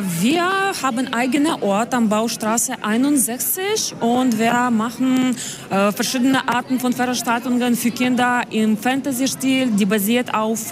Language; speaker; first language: German; non-native, learner; Ukrainian